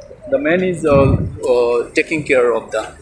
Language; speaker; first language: English; non-native, learner; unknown